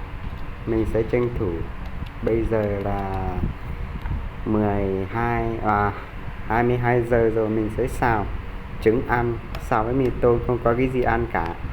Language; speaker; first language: Vietnamese; non-native, local second language; Hmong